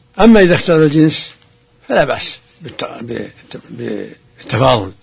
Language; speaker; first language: Arabic; native; Arabic